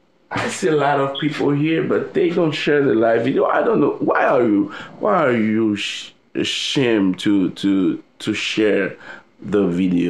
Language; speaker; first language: English; non-native, fluent; Haitian Creole